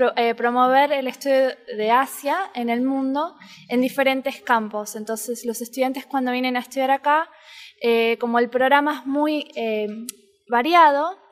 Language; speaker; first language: Spanish; native; Spanish